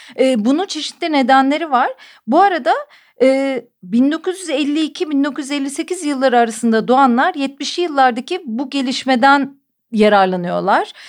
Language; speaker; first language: Turkish; native; Turkish